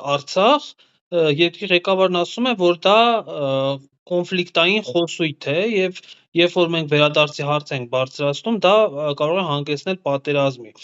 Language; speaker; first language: Armenian; native; Armenian